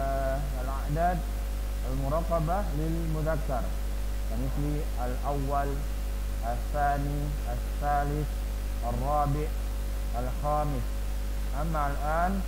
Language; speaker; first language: Arabic; non-native, fluent; Indonesian